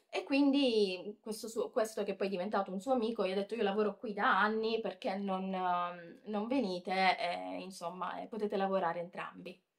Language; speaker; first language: Italian; native; Italian